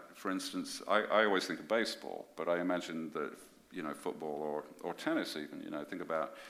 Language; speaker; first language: English; native; English